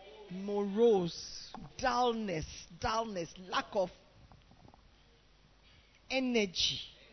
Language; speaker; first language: English; non-native, local second language; Akan